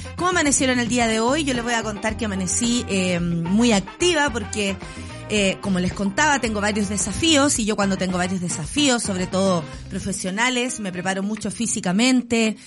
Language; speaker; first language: Spanish; native; Spanish